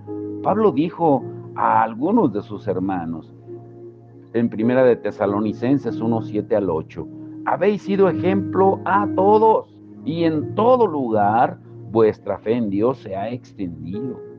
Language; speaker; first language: Spanish; native; Spanish